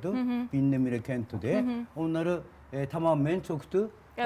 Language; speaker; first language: Turkish; non-native, learner; Japanese